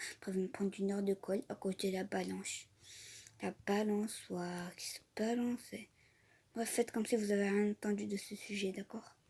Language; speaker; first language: French; native; French